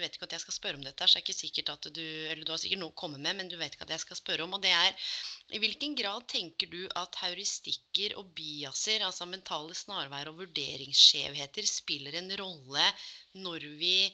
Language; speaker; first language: Norwegian; native; Norwegian